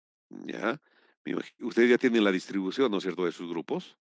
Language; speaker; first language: Spanish; native; Spanish